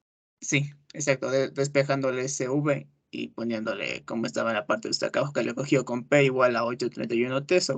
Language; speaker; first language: Spanish; native; Spanish